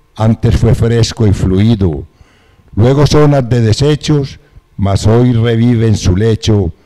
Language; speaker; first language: Spanish; native; Spanish